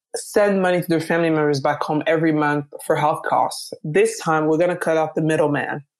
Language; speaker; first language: English; early bilingual, other home language; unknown